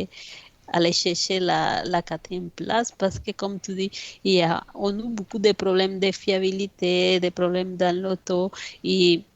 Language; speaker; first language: French; non-native, fluent; Spanish